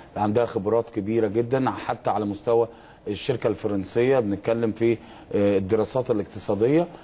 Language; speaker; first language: Arabic; native; Arabic